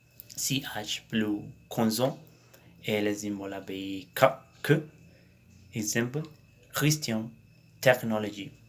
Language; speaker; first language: French; non-native, learner; Spanish